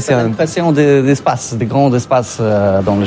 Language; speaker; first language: French; non-native, learner; Polish